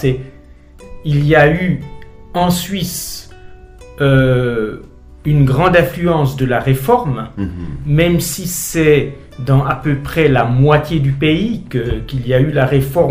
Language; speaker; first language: French; native; French